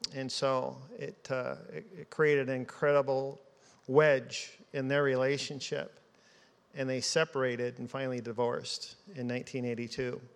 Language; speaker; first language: English; native; English